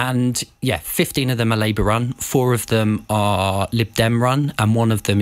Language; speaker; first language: English; native; English